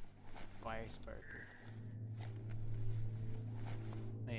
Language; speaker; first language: English; native; English